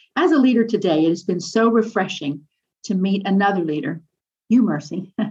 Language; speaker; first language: English; native; English